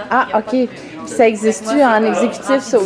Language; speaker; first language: French; native; French